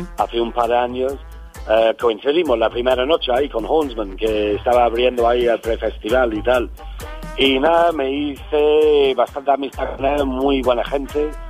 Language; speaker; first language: Spanish; non-native, fluent; English